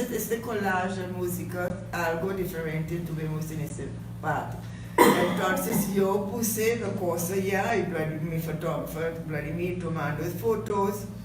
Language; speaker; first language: Spanish; non-native, fluent; English